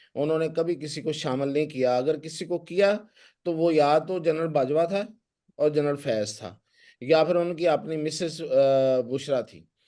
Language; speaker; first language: Urdu; non-native, local second language; Punjabi